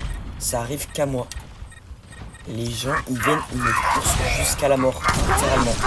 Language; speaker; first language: French; native; French